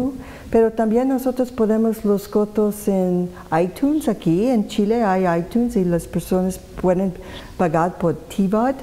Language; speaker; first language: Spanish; non-native, learner; English